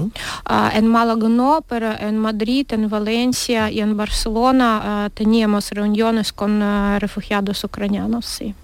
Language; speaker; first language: Spanish; non-native, learner; Ukrainian